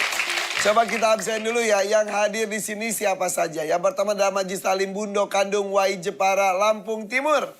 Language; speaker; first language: Indonesian; native; Indonesian